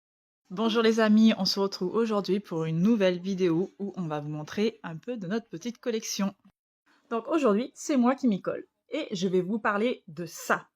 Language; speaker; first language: French; native; French